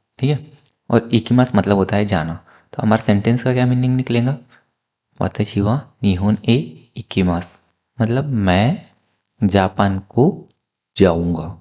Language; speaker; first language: Hindi; native; Hindi